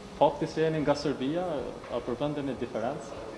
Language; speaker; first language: Albanian; native; Albanian